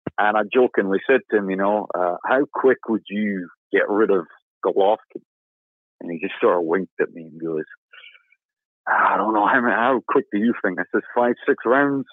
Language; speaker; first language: English; native; English